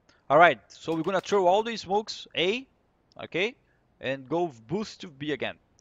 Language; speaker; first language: English; non-native, fluent; Portuguese